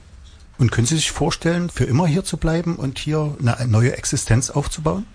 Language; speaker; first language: German; native; German